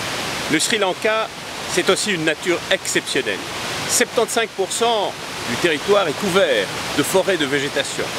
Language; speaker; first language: French; native; French